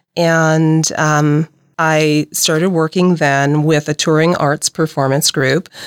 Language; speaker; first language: English; native; English